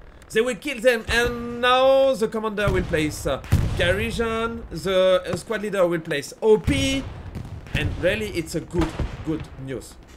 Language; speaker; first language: English; non-native, learner; French